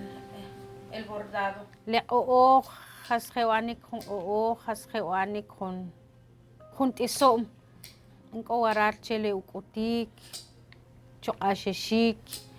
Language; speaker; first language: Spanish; non-native, local second language; Kʼicheʼ